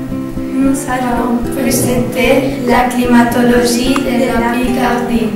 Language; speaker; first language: French; non-native, learner; Spanish